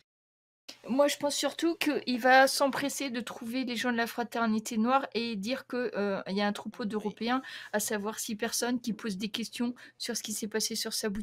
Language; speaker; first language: French; native; French